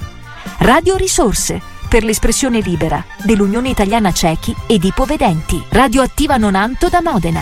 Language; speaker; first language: Italian; native; Italian